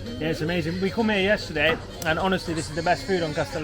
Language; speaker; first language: English; native; English